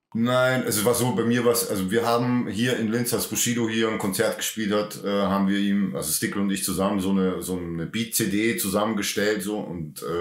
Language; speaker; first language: German; native; German